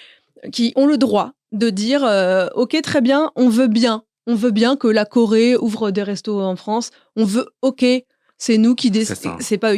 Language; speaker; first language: French; native; French